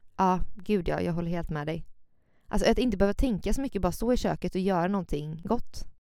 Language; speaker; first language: Swedish; native; Swedish